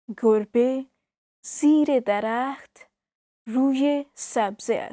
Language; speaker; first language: Persian; non-native, fluent; Urdu